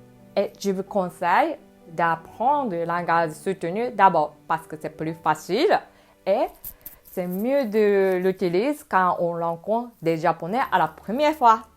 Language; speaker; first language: French; non-native, fluent; Japanese